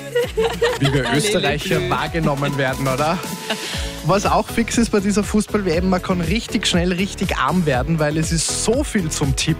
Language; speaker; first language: German; native; German